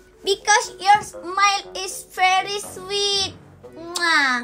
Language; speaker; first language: English; non-native, learner; Indonesian